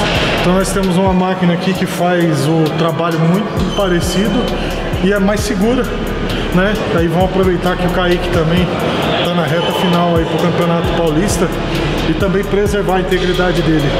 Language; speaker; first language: Portuguese; native; Portuguese